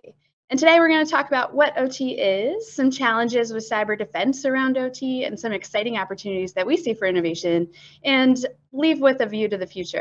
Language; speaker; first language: English; native; English